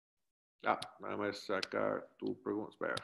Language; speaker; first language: Spanish; non-native, learner; English